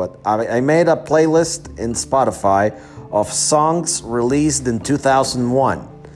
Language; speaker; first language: English; non-native, fluent; Spanish